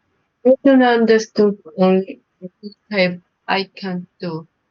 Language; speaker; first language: English; non-native, learner; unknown